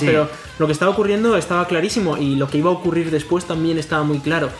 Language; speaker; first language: Spanish; native; Spanish